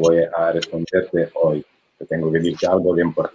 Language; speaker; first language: Spanish; non-native, fluent; Italian